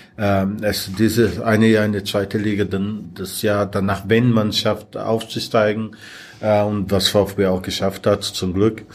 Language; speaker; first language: German; non-native, fluent; Portuguese